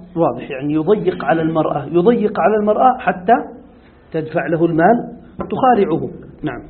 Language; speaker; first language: Arabic; native; Arabic